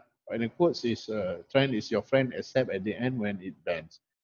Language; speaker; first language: English; non-native, local second language; Malay